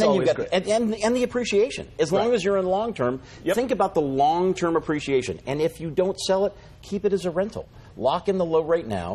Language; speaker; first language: English; native; English